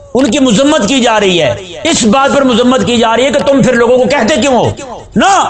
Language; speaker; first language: Urdu; non-native, local second language; Punjabi